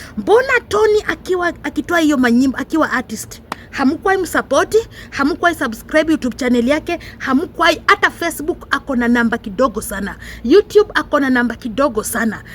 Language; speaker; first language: Swahili; non-native, local second language; Luyia